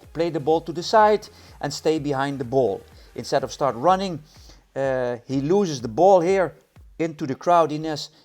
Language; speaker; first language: English; non-native, fluent; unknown